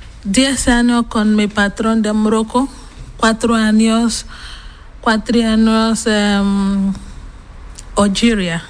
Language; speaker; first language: Spanish; non-native, learner; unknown